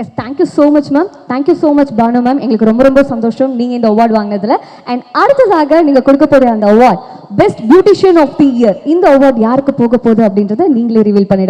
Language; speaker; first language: Tamil; native; Tamil